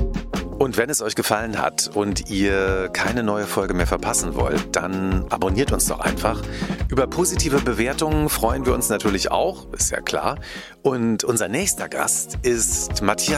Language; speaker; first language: German; native; German